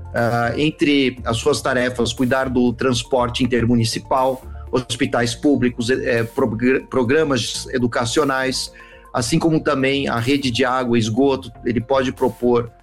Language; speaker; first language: Portuguese; native; Portuguese